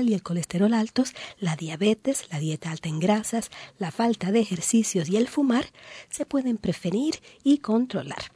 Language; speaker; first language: Spanish; native; Spanish